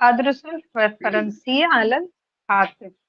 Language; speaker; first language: Arabic; non-native, learner; Urdu